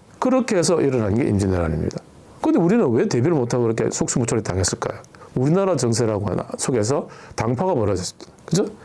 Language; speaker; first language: Korean; native; Korean